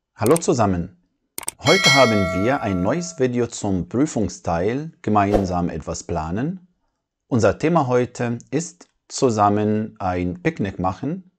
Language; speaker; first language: German; non-native, fluent; Arabic